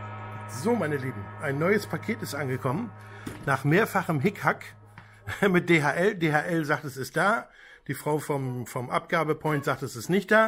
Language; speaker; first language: German; native; German